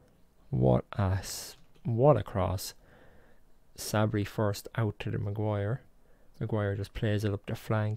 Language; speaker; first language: English; native; English